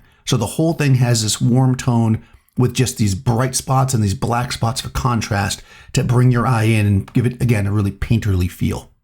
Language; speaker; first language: English; native; English